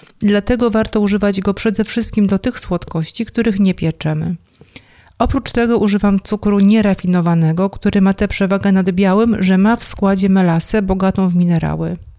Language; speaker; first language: Polish; native; Polish